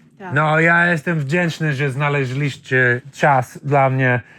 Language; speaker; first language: Polish; non-native, learner; English